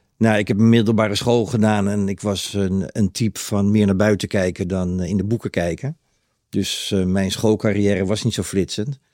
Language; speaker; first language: Dutch; native; Dutch